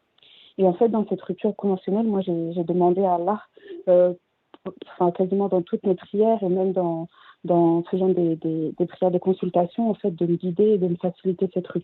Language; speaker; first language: French; native; French